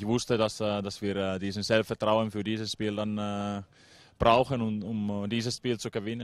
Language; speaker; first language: German; non-native, fluent; Finnish